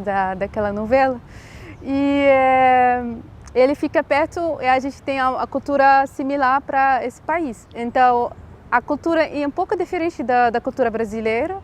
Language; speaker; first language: Portuguese; non-native, fluent; Arabic